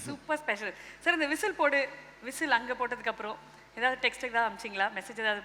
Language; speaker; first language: Tamil; native; Tamil